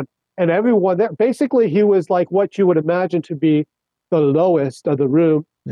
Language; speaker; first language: English; native; English